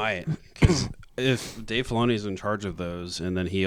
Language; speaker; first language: English; native; English